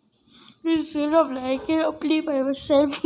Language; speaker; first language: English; non-native, local second language; Malay